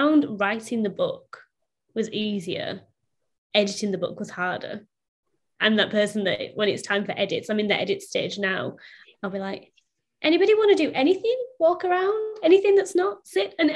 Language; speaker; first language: English; native; English